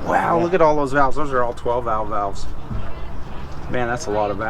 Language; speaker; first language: English; native; English